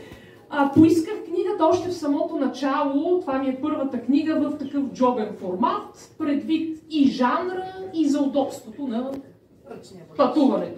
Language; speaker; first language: Bulgarian; native; Bulgarian